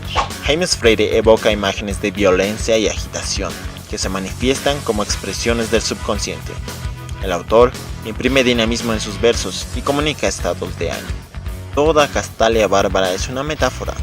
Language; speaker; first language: Spanish; native; Spanish